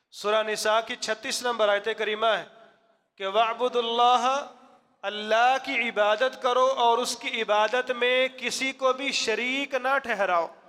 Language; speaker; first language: Urdu; non-native, local second language; Punjabi